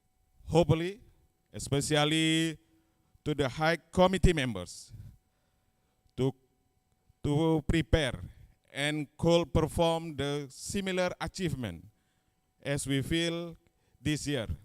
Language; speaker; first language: English; non-native, learner; Indonesian